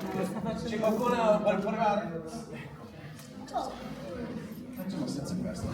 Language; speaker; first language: Italian; non-native, learner; English